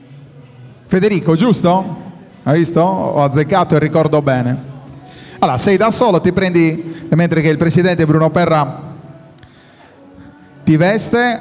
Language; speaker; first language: Italian; native; Italian